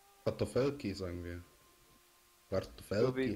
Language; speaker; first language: German; native; German